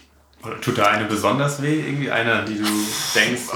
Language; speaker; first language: German; native; German